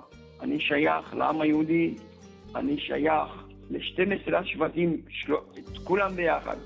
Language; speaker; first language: Hebrew; early bilingual, other home language; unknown